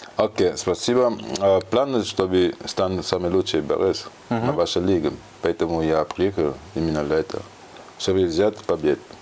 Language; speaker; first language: Russian; non-native, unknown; French